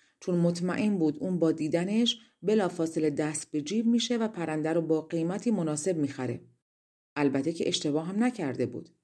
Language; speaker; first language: Persian; native; Persian